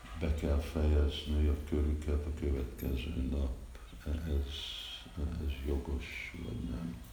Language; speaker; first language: Hungarian; early bilingual, heritage; Hungarian